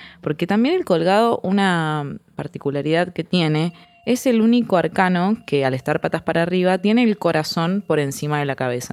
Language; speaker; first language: Spanish; native; Spanish